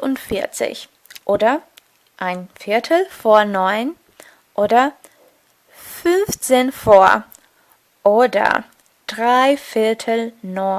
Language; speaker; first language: German; non-native, fluent; Portuguese